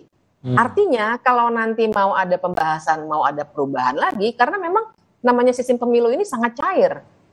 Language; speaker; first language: Indonesian; native; Indonesian